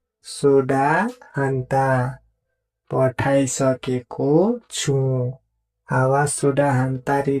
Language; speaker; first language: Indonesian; non-native, fluent; Nepali